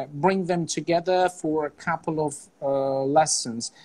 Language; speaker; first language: English; non-native, fluent; Azerbaijani